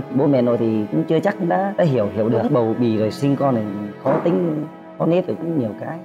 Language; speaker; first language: Vietnamese; native; Vietnamese